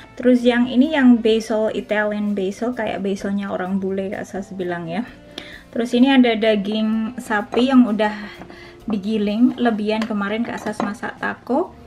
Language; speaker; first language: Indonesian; native; Indonesian